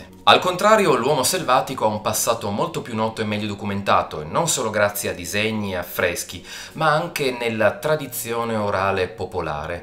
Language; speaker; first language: Italian; native; Italian